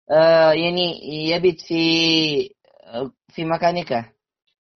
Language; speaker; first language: Arabic; non-native, learner; Indonesian